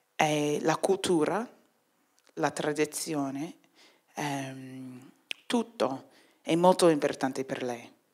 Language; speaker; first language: Italian; non-native, fluent; English